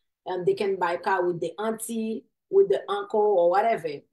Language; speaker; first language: English; non-native, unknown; Haitian Creole